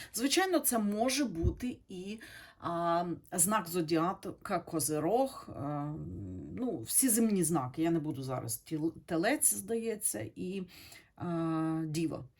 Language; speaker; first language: Ukrainian; non-native, local second language; Russian